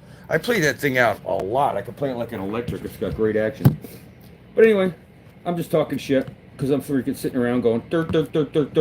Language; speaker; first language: English; native; English